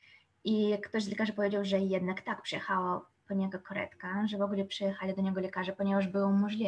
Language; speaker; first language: Polish; non-native, fluent; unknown